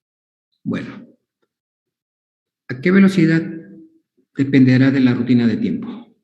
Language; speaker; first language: Spanish; native; Spanish